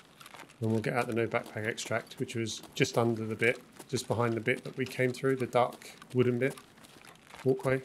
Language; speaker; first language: English; native; English